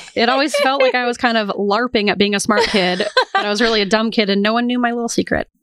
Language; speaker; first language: English; native; English